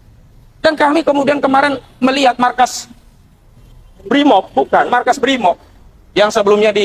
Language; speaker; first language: Indonesian; native; Indonesian